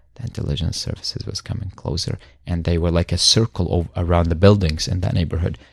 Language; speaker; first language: English; non-native, fluent; Arabic